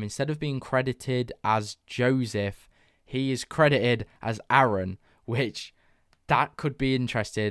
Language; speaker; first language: English; native; English